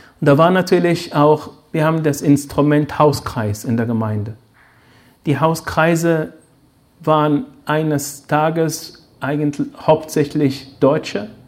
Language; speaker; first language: German; non-native, fluent; Arabic